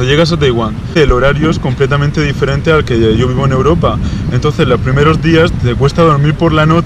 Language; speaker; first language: Spanish; native; Spanish